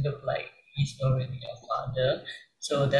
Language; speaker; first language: English; non-native, local second language; Chinese